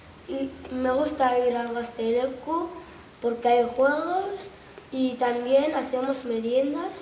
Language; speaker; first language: Spanish; early bilingual, other home language; Bangla